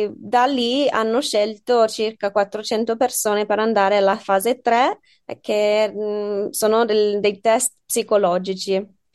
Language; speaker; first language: Italian; non-native, fluent; English